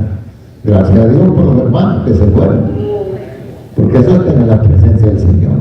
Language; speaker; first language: Spanish; native; Spanish